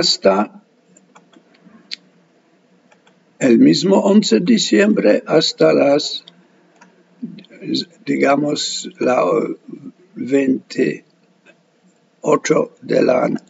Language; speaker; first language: Spanish; non-native, fluent; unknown